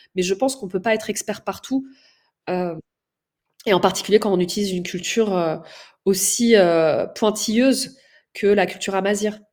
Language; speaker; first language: French; native; French